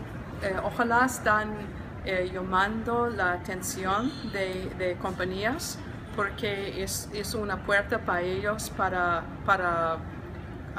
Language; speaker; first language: Spanish; non-native, learner; English